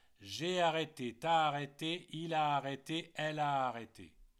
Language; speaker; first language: French; native; French